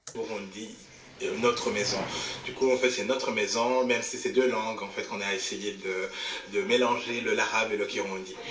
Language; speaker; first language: French; non-native, local second language; Rundi